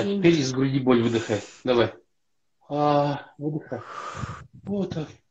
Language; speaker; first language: Russian; native; Russian